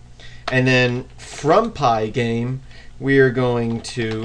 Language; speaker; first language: English; native; English